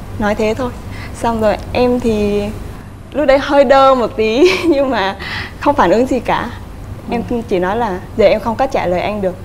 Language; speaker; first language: Vietnamese; native; Vietnamese